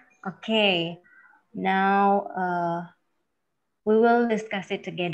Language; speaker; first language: English; non-native, fluent; Indonesian